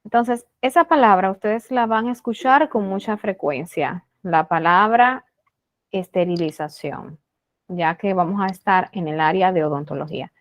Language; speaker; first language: Spanish; native; Spanish